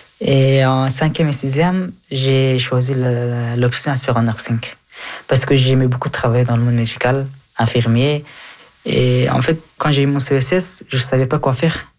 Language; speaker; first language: French; early bilingual, other home language; Persian